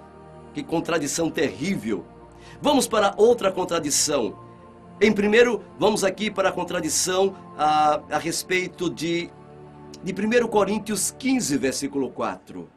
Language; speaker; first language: Portuguese; native; Portuguese